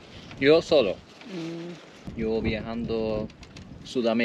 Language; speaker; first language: Spanish; non-native, learner; Turkish